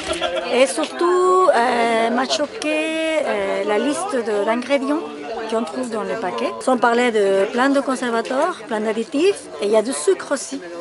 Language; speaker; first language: French; non-native, fluent; Spanish